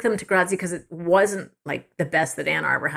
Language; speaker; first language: English; native; English